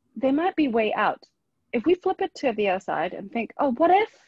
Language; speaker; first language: English; non-native, local second language; Chinese